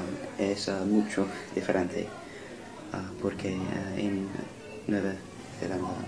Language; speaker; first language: Spanish; non-native, learner; English